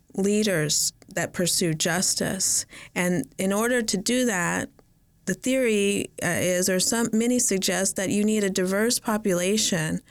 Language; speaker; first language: English; native; English